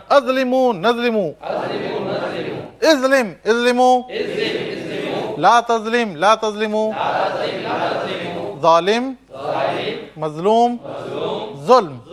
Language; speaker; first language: Arabic; non-native, fluent; Urdu